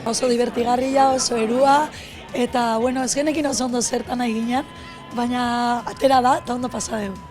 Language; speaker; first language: Basque; non-native, fluent; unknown